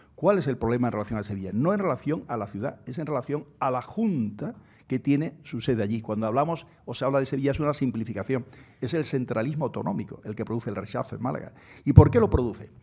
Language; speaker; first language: Spanish; native; Spanish